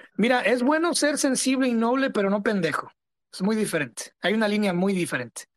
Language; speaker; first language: Spanish; early bilingual, heritage; Spanish